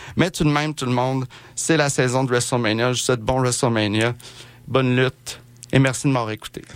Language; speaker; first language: French; native; French